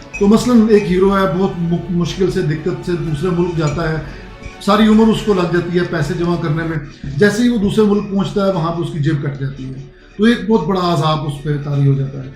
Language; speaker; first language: Urdu; non-native, local second language; Punjabi